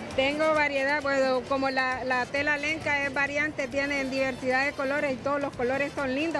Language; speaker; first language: Spanish; native; Spanish